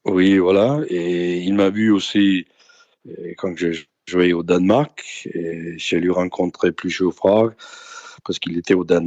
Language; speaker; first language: French; non-native, fluent; Danish